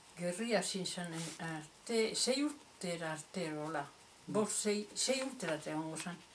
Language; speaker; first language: Basque; native; Basque